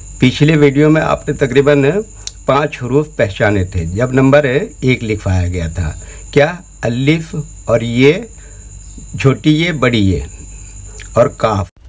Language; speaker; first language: Hindi; native; Hindi